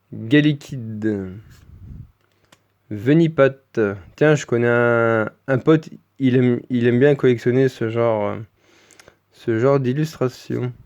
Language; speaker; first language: French; native; French